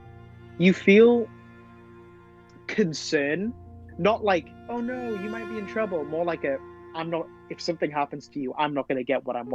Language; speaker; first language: English; native; English